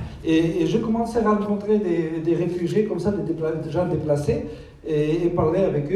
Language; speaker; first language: French; non-native, fluent; Russian